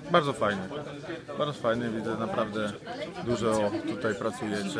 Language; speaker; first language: Polish; non-native, fluent; Italian